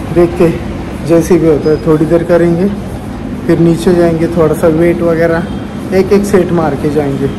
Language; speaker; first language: Hindi; non-native, local second language; Marathi